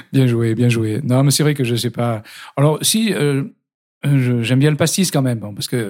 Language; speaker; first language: French; native; French